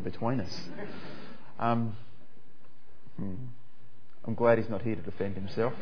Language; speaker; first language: English; native; English